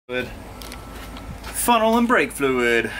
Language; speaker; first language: English; native; English